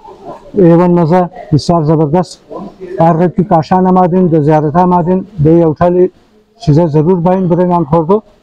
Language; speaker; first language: Persian; early bilingual, heritage; Persian